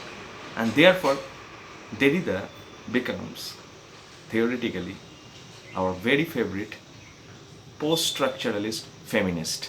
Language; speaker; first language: English; non-native, local second language; Bangla